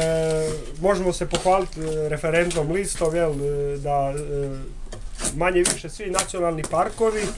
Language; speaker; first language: Croatian; native; Croatian